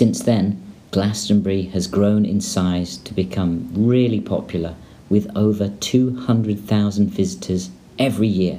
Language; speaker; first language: English; native; English